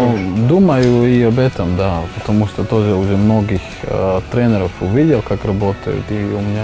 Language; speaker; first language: Russian; non-native, learner; Slovak